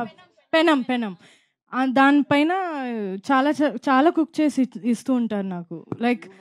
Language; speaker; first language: Telugu; non-native, fluent; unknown